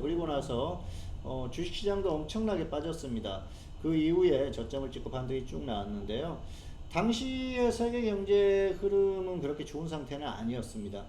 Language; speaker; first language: Korean; native; Korean